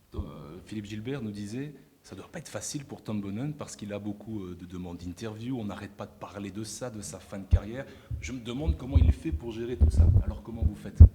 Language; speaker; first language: French; native; French